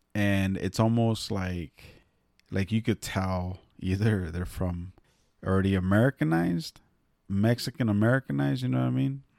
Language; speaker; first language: English; early bilingual, other home language; Spanish